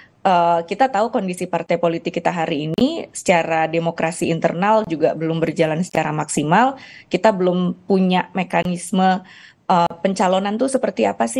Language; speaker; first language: Indonesian; native; Indonesian